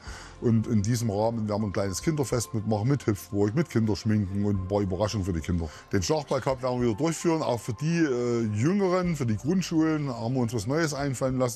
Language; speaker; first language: German; native; German